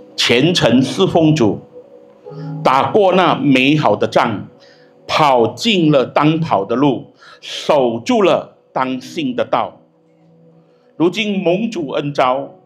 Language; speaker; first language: Chinese; native; Chinese